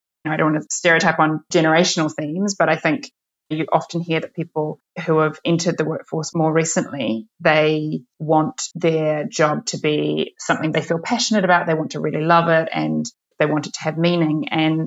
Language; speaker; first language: English; native; English